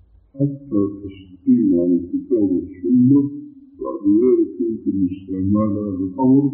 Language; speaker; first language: Arabic; native; Arabic